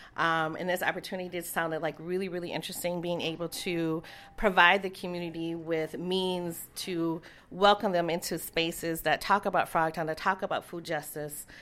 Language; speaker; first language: English; native; English